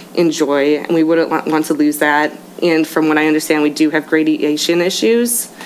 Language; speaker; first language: English; native; English